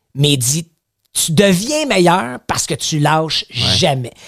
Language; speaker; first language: French; native; French